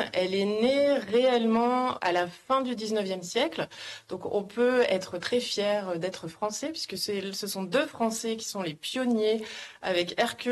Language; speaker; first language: French; native; French